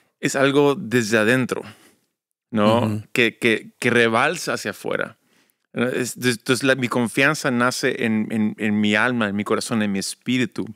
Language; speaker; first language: Spanish; early bilingual, other home language; English